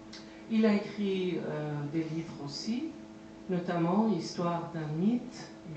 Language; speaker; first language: French; non-native, fluent; Persian